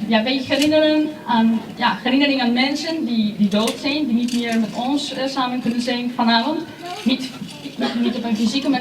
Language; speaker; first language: Dutch; non-native, fluent; Spanish